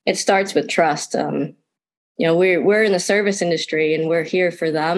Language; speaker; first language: English; native; English